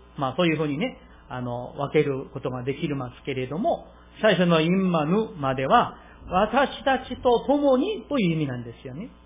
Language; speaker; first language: Japanese; non-native, fluent; Korean